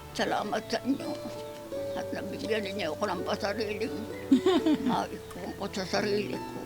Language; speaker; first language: Filipino; native; Filipino